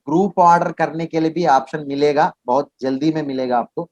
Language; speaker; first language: Hindi; non-native, local second language; Kannada